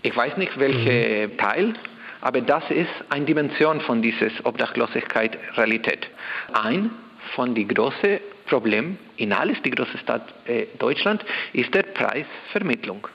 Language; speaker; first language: German; non-native, learner; Spanish